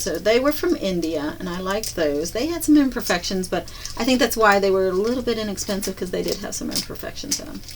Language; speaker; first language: English; native; English